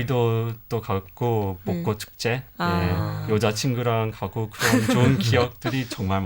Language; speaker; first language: Korean; non-native, fluent; English